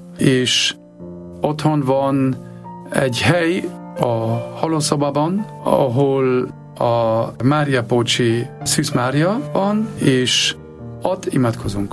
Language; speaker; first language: Hungarian; non-native, learner; German